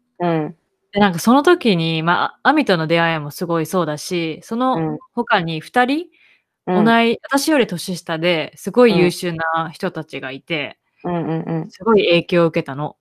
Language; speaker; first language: Japanese; native; Japanese